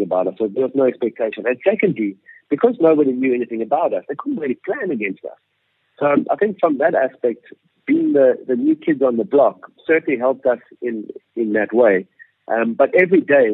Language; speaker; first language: English; native; English